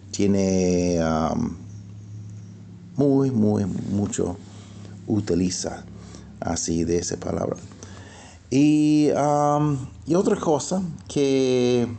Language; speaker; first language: Spanish; non-native, fluent; English